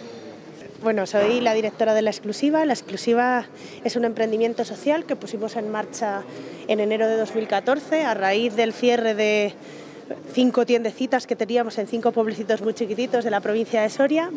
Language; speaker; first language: Spanish; native; Spanish